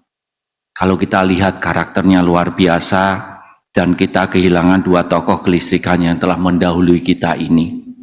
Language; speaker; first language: Indonesian; native; Indonesian